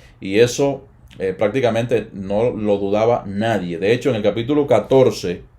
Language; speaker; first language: Spanish; native; Spanish